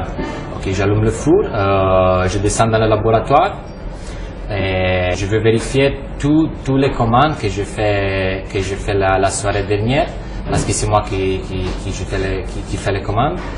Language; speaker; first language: French; non-native, fluent; Romanian